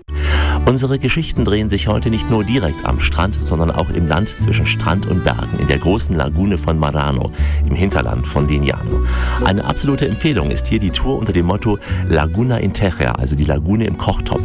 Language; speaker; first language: German; native; German